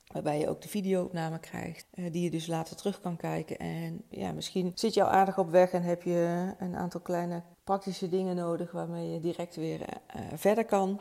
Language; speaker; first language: Dutch; native; Dutch